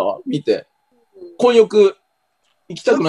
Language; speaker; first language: Japanese; native; Japanese